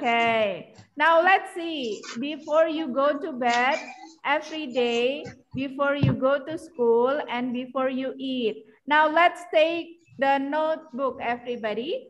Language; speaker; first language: English; non-native, fluent; Indonesian